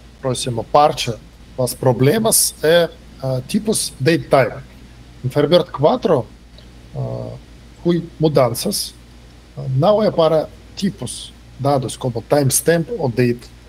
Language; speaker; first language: Portuguese; non-native, fluent; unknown